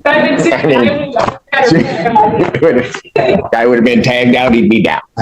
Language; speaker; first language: English; native; English